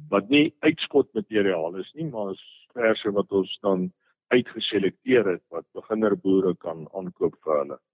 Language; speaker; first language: Afrikaans; native; Afrikaans